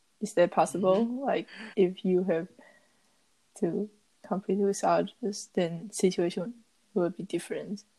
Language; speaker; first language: English; non-native, learner; Chinese